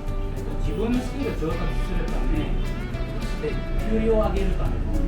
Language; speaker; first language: Japanese; non-native, fluent; Filipino